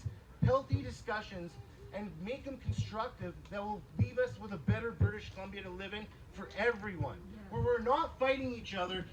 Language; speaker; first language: English; early bilingual, other home language; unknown